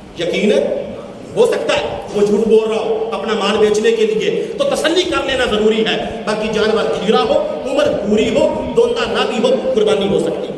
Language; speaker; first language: Urdu; non-native, local second language; Punjabi